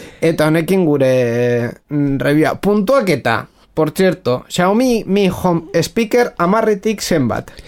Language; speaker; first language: Basque; non-native, local second language; Spanish